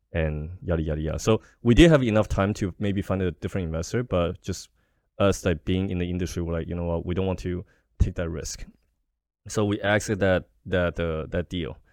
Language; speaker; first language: English; non-native, fluent; Chinese